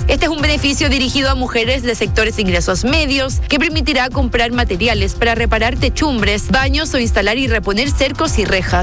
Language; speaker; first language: Spanish; native; Spanish